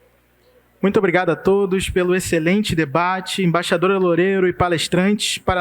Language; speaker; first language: Portuguese; native; Portuguese